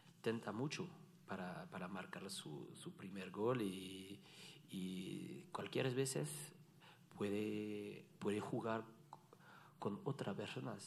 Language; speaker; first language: Spanish; non-native, learner; French